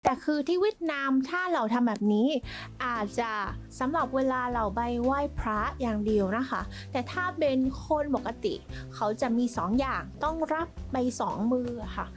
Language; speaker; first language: Thai; non-native, fluent; Vietnamese